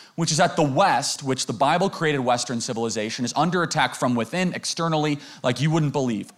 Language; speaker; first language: English; native; English